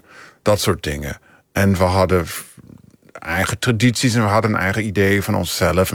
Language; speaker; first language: Dutch; non-native, fluent; English